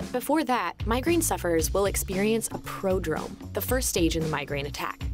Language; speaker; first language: English; native; English